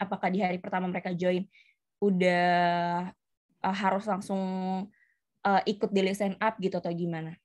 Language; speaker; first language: Indonesian; native; Indonesian